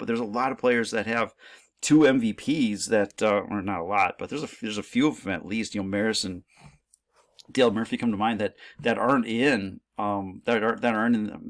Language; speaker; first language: English; native; English